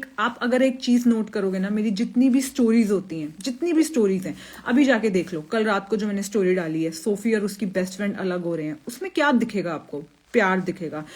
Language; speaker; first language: Hindi; native; Hindi